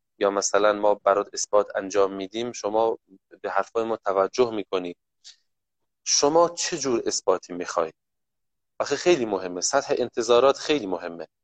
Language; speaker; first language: Persian; native; Persian